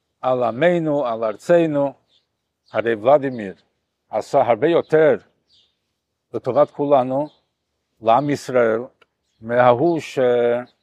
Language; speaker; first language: Hebrew; non-native, fluent; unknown